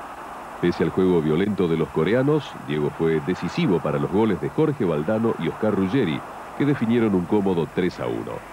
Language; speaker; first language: Spanish; native; Spanish